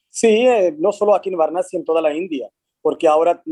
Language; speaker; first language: Spanish; non-native, fluent; Hindi